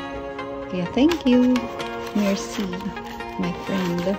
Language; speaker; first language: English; non-native, learner; Filipino